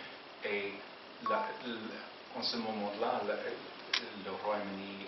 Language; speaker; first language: French; non-native, fluent; English